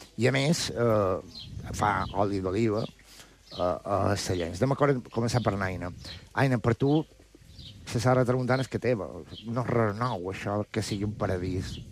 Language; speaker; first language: Catalan; native; Catalan